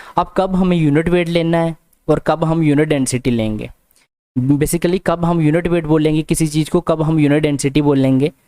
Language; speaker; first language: Hindi; non-native, local second language; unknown